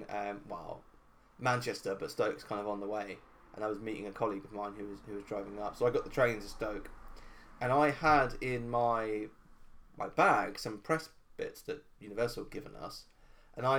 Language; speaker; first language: English; native; English